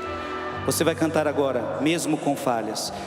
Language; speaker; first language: Portuguese; native; Portuguese